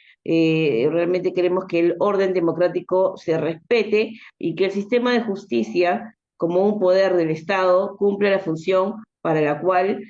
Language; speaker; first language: Spanish; native; Spanish